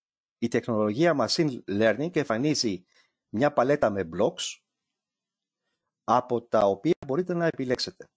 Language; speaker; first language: Greek; native; Greek